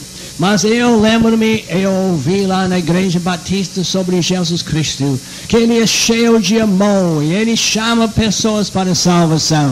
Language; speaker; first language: Portuguese; non-native, fluent; English